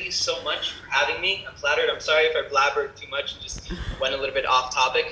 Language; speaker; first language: English; non-native, fluent; Spanish